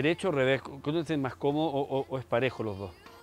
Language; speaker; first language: Spanish; native; Spanish